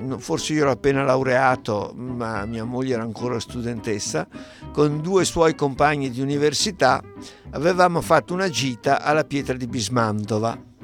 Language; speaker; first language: Italian; native; Italian